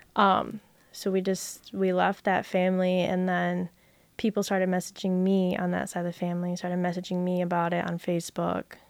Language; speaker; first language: English; native; English